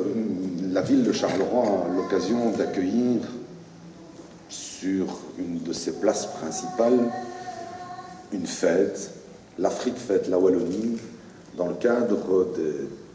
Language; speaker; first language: French; native; French